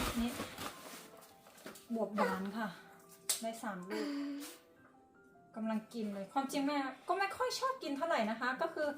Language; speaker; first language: Thai; native; Thai